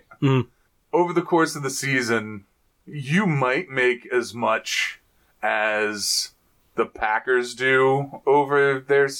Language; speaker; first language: English; native; English